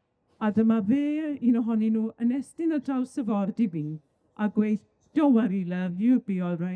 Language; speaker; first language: Welsh; native; Welsh